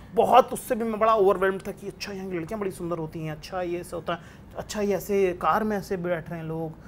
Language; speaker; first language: Hindi; native; Hindi